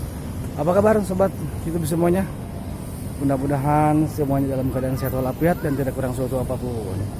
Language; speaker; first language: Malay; non-native, local second language; Sundanese